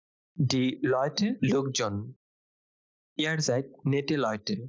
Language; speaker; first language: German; non-native, fluent; Bangla